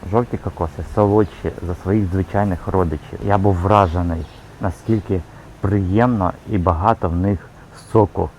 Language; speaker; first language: Ukrainian; native; Ukrainian